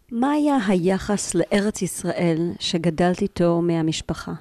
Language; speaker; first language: Hebrew; native; Hebrew